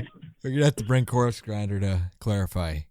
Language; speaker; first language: English; native; English